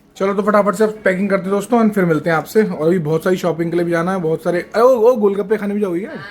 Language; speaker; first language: Hindi; native; Hindi